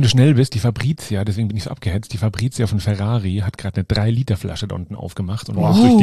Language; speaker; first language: German; native; German